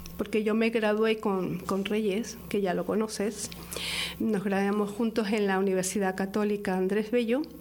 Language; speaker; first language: Spanish; native; Spanish